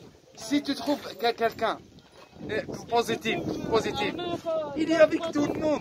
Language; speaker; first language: French; non-native, fluent; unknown